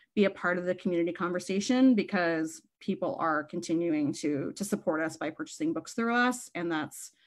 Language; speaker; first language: English; native; English